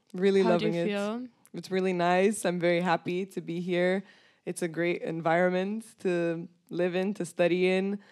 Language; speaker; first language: English; non-native, fluent; Romanian